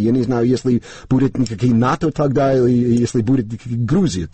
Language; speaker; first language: Russian; non-native, learner; English